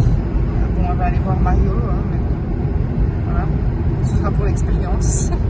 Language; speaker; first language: French; native; French